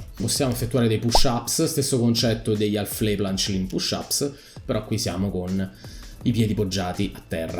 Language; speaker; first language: Italian; native; Italian